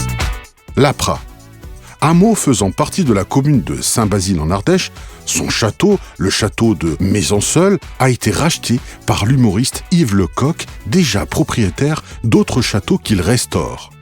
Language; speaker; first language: French; native; French